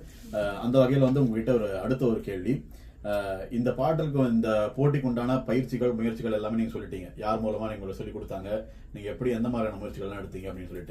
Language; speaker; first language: Tamil; native; Tamil